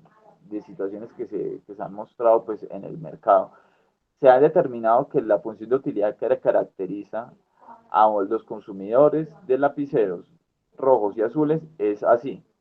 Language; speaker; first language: Spanish; native; Spanish